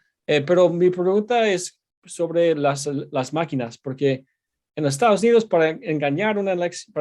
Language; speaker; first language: Spanish; non-native, fluent; English